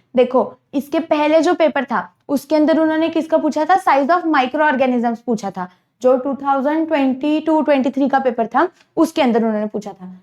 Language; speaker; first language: Hindi; non-native, local second language; Marathi